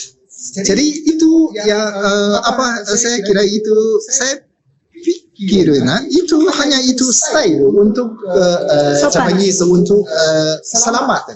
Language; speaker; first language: Indonesian; non-native, learner; Japanese